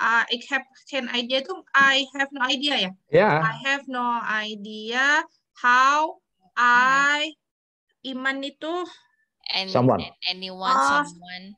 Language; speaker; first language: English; non-native, learner; Indonesian